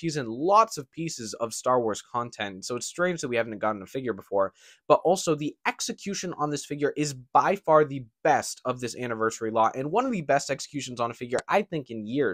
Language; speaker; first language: English; native; English